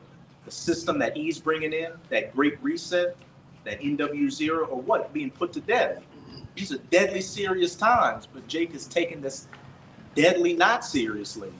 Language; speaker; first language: English; native; English